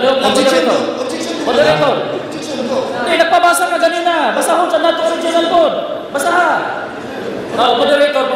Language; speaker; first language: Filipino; non-native, local second language; Cebuano